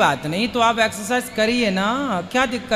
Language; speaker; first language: Hindi; native; Hindi